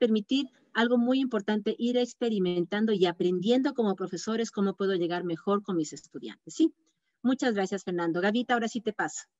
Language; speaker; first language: Spanish; native; Spanish